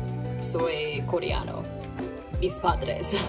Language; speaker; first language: Spanish; non-native, learner; Korean